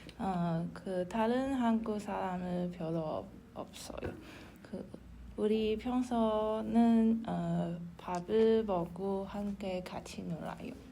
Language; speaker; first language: Korean; non-native, learner; Chinese